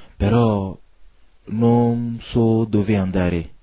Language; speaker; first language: Italian; non-native, learner; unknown